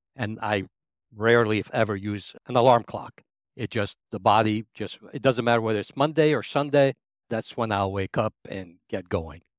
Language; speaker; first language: English; early bilingual, other home language; Arabic